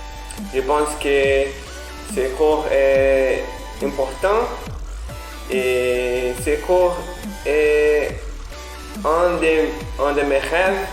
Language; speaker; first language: French; non-native, learner; Portuguese